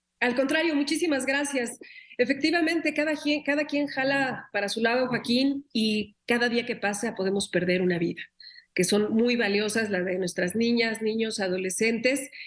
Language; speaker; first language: Spanish; native; Spanish